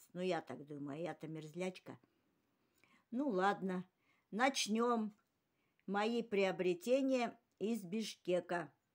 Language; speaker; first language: Russian; native; Russian